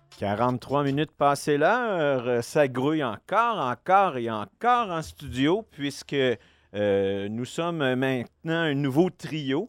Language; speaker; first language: French; native; French